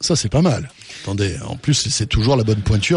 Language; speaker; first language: French; native; French